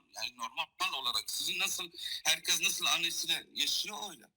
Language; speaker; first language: Turkish; non-native, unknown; Kurdish